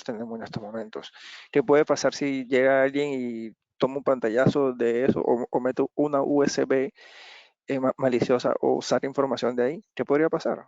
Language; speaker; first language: Spanish; native; Spanish